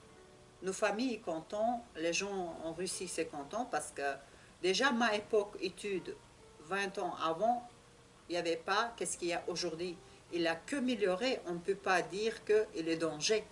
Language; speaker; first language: French; non-native, learner; Russian